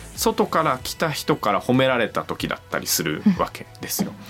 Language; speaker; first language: Japanese; native; Japanese